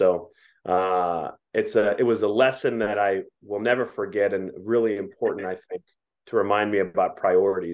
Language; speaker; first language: English; native; English